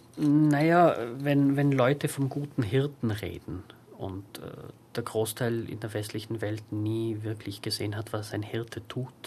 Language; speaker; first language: German; native; German